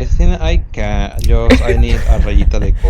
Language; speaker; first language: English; non-native, learner; Spanish